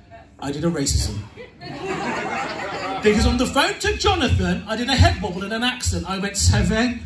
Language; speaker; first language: English; native; English